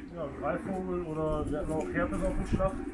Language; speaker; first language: German; native; German